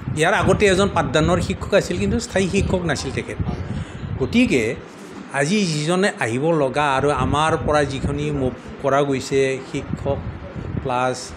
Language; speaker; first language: Assamese; non-native, local second language; Bodo